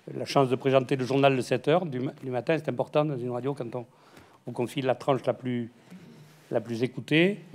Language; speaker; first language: French; native; French